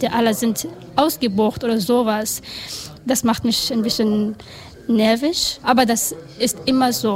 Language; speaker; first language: German; non-native, learner; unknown